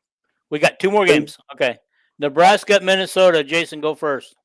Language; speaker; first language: English; native; English